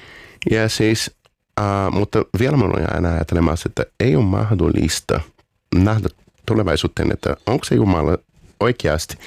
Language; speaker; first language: Finnish; non-native, fluent; Portuguese